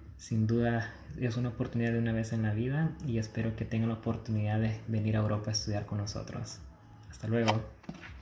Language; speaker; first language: Spanish; native; Spanish